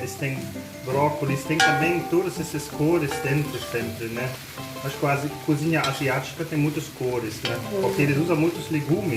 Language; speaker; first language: Portuguese; non-native, learner; German